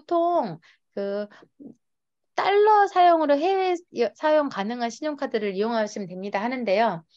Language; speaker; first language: Korean; native; Korean